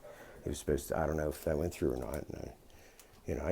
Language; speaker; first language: English; native; English